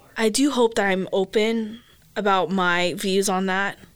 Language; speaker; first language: English; early bilingual, other home language; Filipino